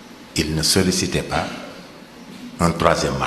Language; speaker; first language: French; non-native, local second language; Wolof